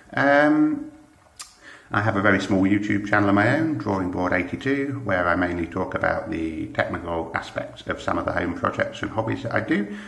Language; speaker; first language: English; native; English